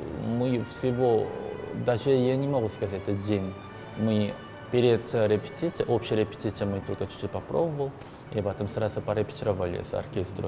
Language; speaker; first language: Russian; non-native, learner; Korean